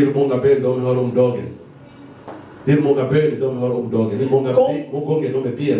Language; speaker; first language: Swedish; non-native, learner; Lingala